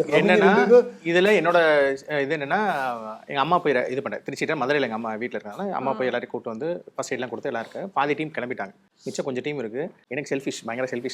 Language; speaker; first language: Tamil; native; Tamil